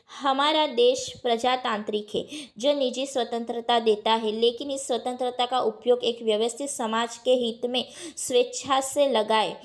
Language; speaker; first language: Hindi; non-native, local second language; Gujarati